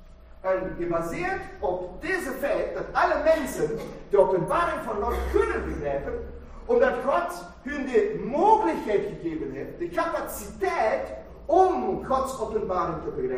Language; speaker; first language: Dutch; non-native, fluent; German